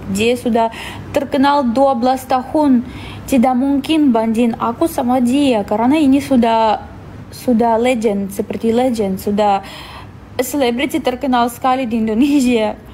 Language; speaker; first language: Indonesian; non-native, fluent; Russian